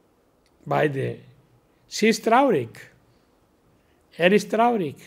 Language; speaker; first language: German; non-native, learner; Hindi